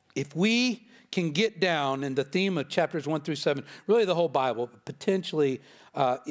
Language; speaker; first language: English; native; English